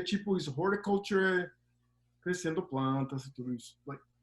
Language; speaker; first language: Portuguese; non-native, fluent; English